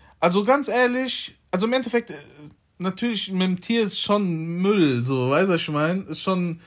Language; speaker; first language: German; early bilingual, other home language; Polish